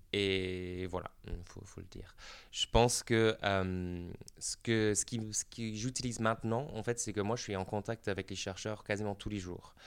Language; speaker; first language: French; non-native, fluent; English